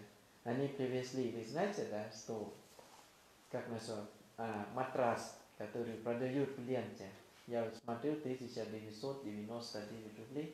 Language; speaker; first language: Russian; non-native, learner; Thai